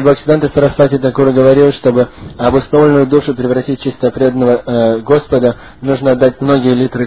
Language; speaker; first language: Russian; native; Russian